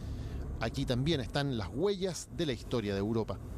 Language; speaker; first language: Spanish; native; Spanish